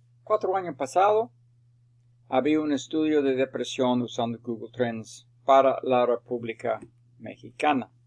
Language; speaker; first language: Spanish; non-native, fluent; English